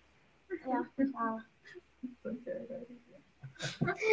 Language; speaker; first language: German; early bilingual, other home language; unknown